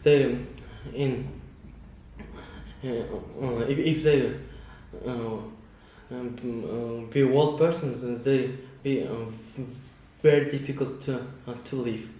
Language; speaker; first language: English; non-native, learner; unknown